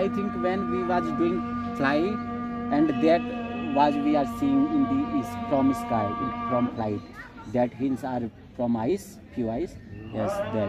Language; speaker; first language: English; non-native, learner; Hindi